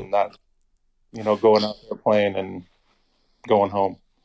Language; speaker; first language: English; native; English